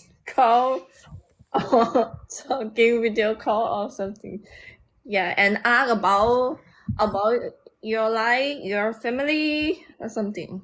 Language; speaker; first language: English; non-native, learner; Thai